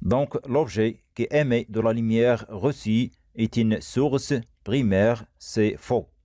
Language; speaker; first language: French; non-native, local second language; Arabic